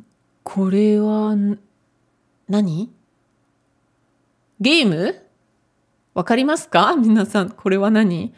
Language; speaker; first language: Japanese; non-native, fluent; French